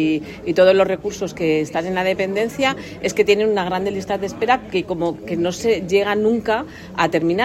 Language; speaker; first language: Spanish; native; Spanish